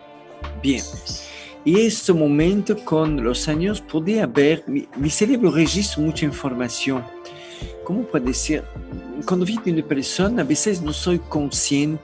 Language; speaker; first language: Spanish; non-native, learner; French